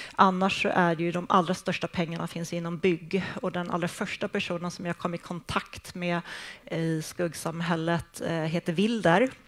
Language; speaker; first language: Swedish; native; Swedish